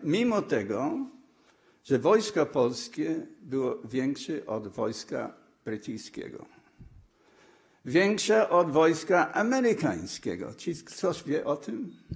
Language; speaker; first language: Polish; non-native, fluent; English